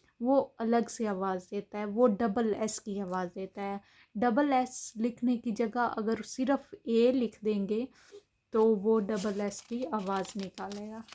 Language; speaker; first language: Urdu; native; Urdu